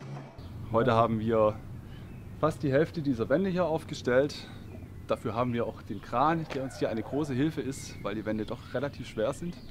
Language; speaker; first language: German; native; German